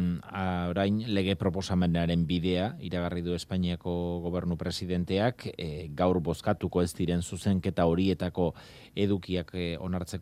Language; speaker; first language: Basque; native; Basque